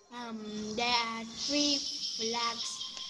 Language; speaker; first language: English; non-native, learner; Vietnamese